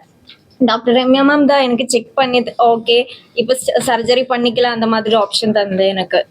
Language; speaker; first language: Tamil; non-native, learner; Malayalam